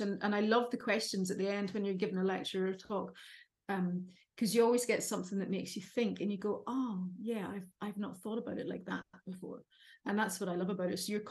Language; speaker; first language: English; native; English